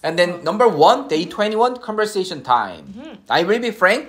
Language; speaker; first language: English; non-native, fluent; Korean